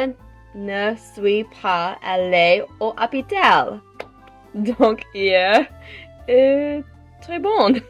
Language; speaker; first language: French; non-native, learner; English